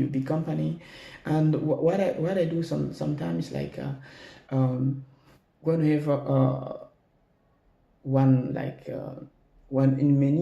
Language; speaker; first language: English; non-native, learner; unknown